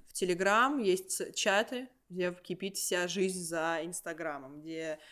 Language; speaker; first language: Russian; native; Russian